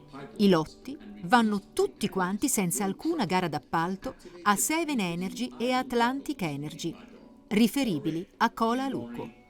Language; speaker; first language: Italian; native; Italian